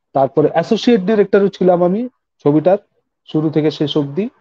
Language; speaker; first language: Bangla; non-native, local second language; Hindi